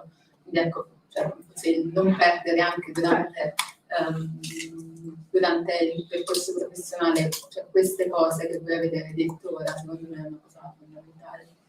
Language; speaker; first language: Italian; native; Italian